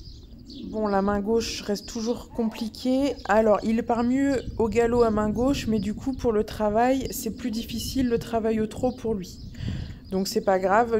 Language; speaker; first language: French; native; French